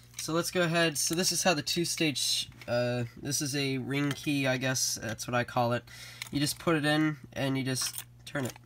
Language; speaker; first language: English; native; English